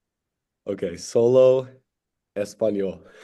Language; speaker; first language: Spanish; non-native, learner; English